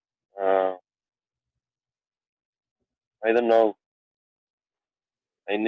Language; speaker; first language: English; non-native, learner; Spanish